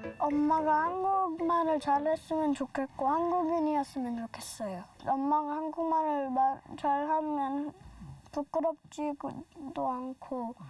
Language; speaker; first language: Korean; non-native, learner; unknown